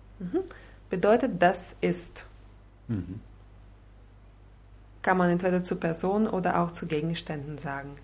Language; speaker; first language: German; non-native, fluent; Russian